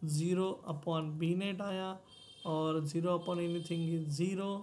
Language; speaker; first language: Hindi; non-native, local second language; Marathi